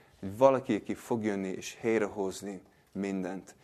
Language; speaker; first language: Hungarian; non-native, fluent; English